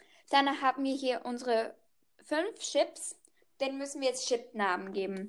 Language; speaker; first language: German; native; German